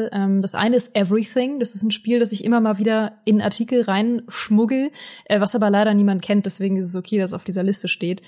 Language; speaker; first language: German; native; German